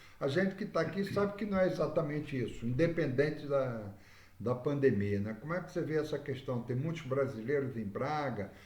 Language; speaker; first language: Portuguese; native; Portuguese